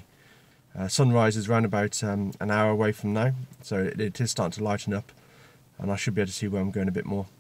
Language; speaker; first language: English; native; English